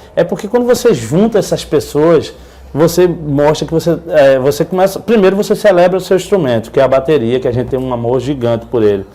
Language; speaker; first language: Portuguese; native; Portuguese